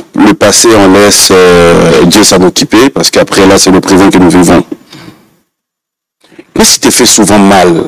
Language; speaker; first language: French; non-native, local second language; Lingala